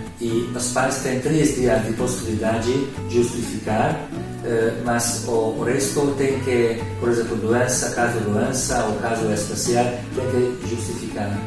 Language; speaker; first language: Portuguese; non-native, learner; Hungarian